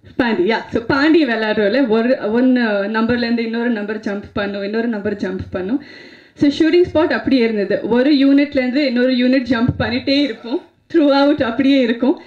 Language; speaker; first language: Tamil; non-native, fluent; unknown